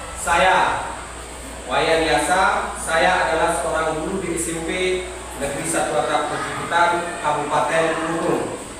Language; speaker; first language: Indonesian; non-native, local second language; Balinese